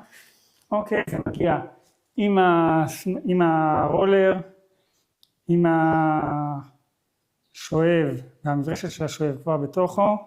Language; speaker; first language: Hebrew; native; Hebrew